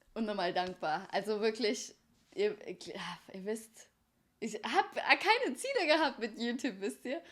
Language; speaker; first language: German; early bilingual, other home language; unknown